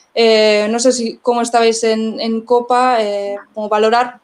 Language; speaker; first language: Spanish; non-native, local second language; Basque